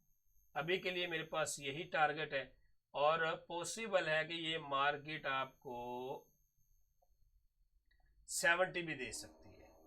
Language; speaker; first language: Hindi; non-native, local second language; Punjabi